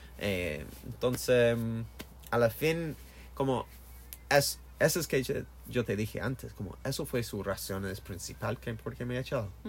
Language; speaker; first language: Spanish; non-native, learner; English